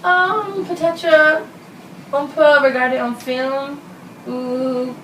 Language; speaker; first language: French; non-native, learner; English